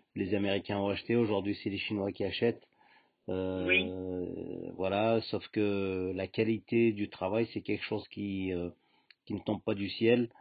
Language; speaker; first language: French; native; French